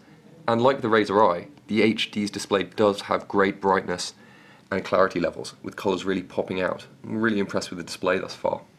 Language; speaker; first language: English; native; English